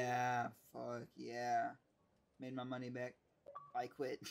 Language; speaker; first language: English; native; English